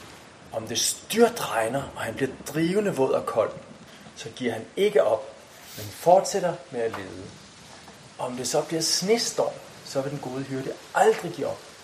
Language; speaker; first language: Danish; native; Danish